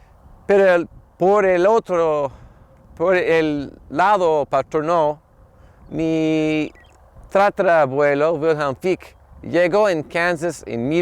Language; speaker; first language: Spanish; non-native, fluent; English